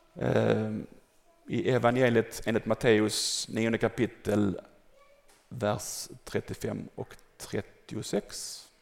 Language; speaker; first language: Swedish; native; Swedish